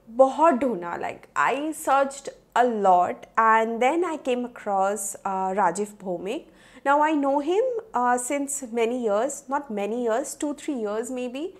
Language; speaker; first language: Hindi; non-native, local second language; Bangla